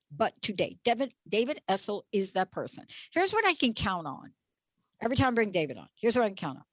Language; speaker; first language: English; native; English